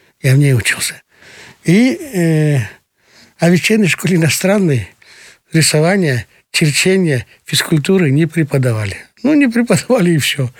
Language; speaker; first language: Russian; non-native, local second language; Kyrgyz